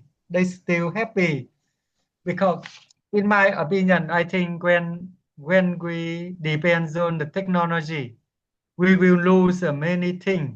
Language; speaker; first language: English; non-native, learner; Vietnamese